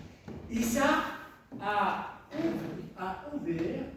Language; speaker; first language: French; non-native, local second language; Tachelhit